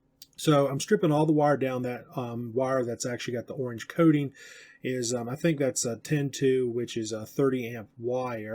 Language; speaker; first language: English; native; English